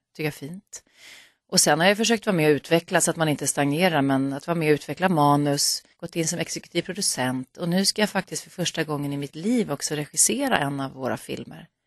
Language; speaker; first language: Swedish; native; Swedish